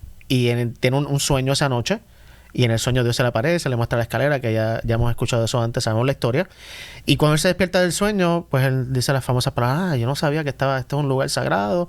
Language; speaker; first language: Spanish; native; Spanish